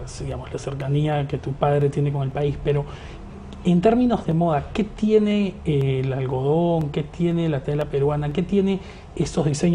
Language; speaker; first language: Spanish; native; Spanish